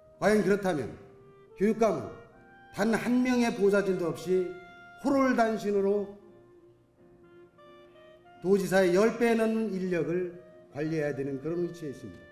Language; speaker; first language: Korean; native; Korean